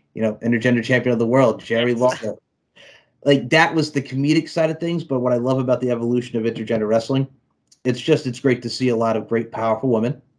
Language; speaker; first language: English; native; English